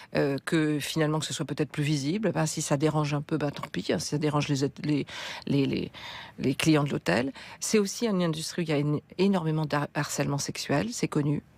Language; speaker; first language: French; native; French